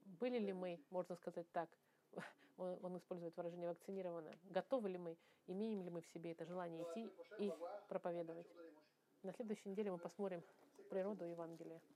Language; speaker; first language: Russian; non-native, fluent; French